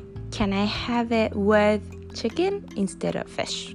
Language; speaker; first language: English; non-native, fluent; Japanese